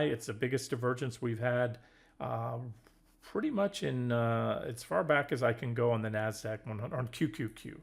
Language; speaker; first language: English; native; English